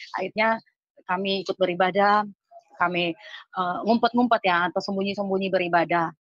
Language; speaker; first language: Indonesian; native; Indonesian